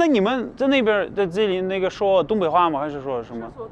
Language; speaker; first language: Chinese; non-native, fluent; Russian